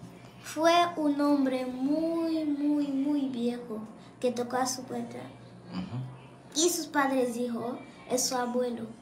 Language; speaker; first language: Spanish; non-native, learner; Haitian Creole